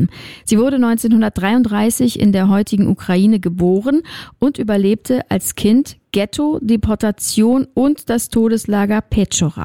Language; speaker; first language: German; native; German